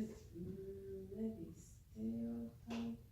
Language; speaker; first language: English; non-native, learner; Chinese